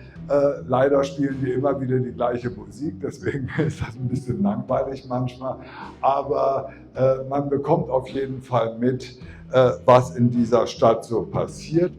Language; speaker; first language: German; native; German